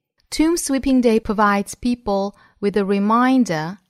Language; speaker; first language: English; non-native, fluent; Chinese